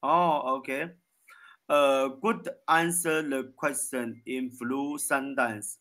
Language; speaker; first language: English; non-native, learner; Chinese